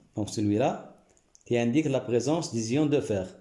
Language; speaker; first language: French; non-native, local second language; Arabic